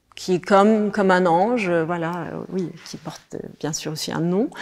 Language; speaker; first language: French; non-native, fluent; Danish